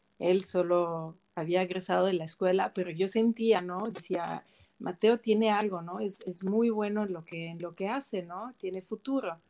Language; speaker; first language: Spanish; non-native, fluent; Italian